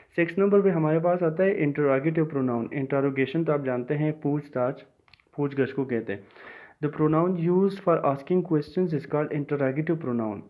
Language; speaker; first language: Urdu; non-native, local second language; Pashto